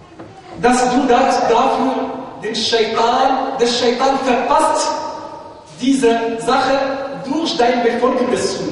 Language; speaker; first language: German; non-native, fluent; Arabic